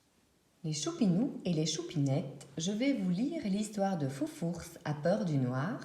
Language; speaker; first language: French; native; French